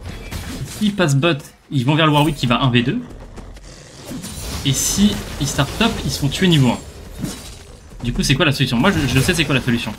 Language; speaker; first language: French; native; French